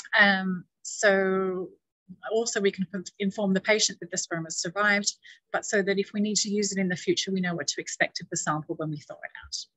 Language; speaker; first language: English; native; English